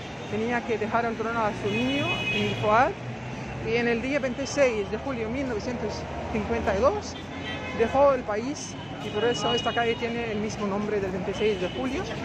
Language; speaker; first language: Spanish; non-native, fluent; Arabic